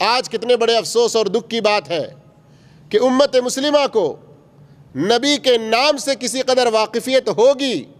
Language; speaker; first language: Urdu; native; Urdu